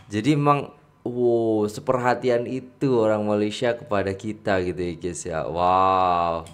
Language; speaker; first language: Indonesian; native; Indonesian